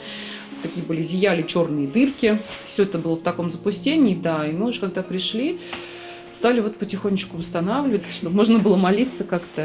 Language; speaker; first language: Russian; native; Russian